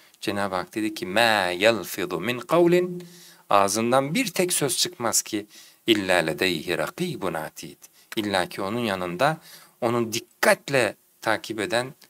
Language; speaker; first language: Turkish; native; Turkish